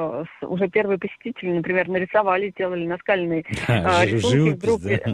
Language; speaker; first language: Russian; native; Russian